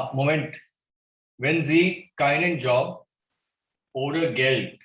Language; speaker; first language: German; non-native, fluent; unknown